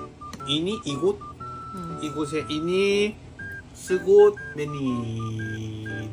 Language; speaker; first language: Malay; non-native, learner; Korean